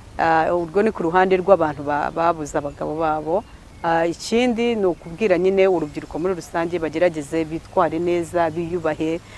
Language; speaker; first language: Kinyarwanda; early bilingual, heritage; Kinyarwanda